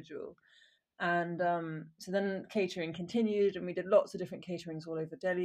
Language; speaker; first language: English; native; English